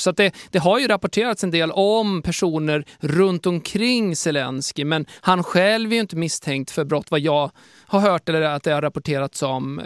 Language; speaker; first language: Swedish; native; Swedish